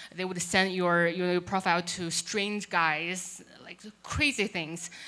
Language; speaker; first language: English; non-native, fluent; Chinese